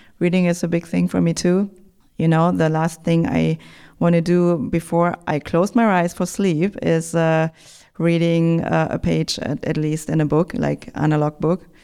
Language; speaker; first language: English; non-native, fluent; German